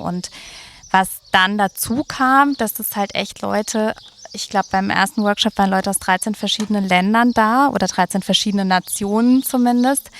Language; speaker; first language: German; native; German